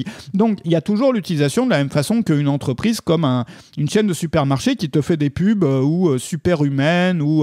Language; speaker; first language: French; native; French